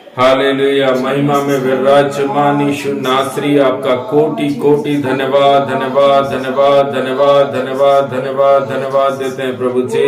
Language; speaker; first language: Hindi; native; Hindi